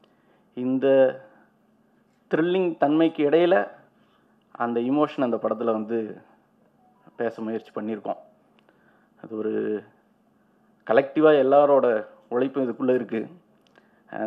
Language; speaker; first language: Tamil; native; Tamil